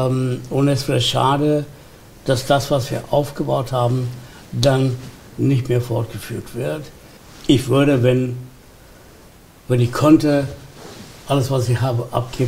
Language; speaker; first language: German; non-native, fluent; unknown